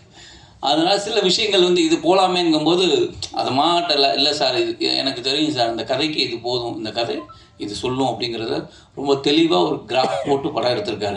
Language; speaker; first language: Tamil; native; Tamil